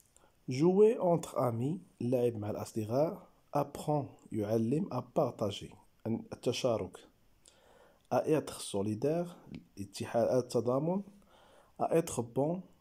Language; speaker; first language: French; non-native, local second language; Arabic